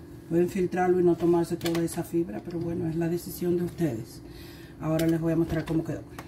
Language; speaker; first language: Spanish; native; Spanish